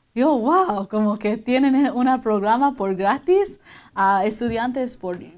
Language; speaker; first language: Spanish; early bilingual, heritage; Spanish